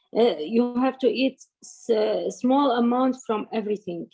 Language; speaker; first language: English; non-native, learner; Arabic